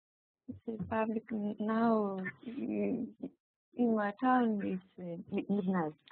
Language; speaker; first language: English; non-native, learner; Tuvinian